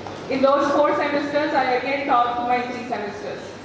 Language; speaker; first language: English; non-native, local second language; Telugu